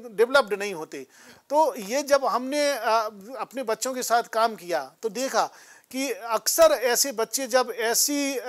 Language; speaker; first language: Hindi; native; Hindi